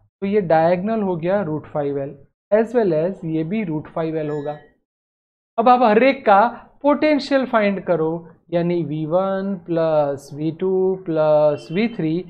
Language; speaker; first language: Hindi; non-native, local second language; Gujarati